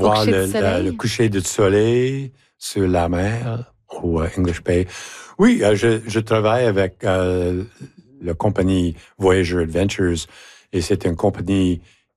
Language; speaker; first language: French; non-native, local second language; English